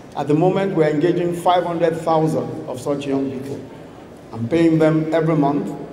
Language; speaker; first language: English; non-native, local second language; Yoruba